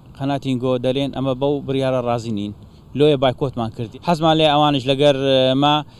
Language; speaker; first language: Central Kurdish; non-native, local second language; Assyrian Neo-Aramaic